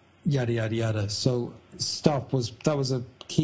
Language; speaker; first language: English; native; English